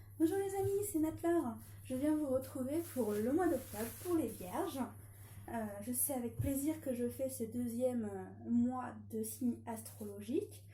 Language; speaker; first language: French; native; French